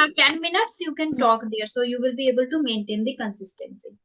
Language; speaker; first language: English; non-native, local second language; Hindi